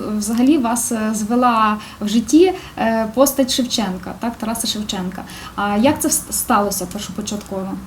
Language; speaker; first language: Ukrainian; native; Ukrainian